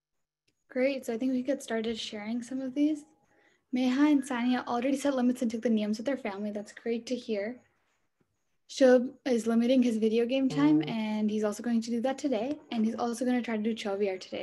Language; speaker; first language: English; early bilingual, other home language; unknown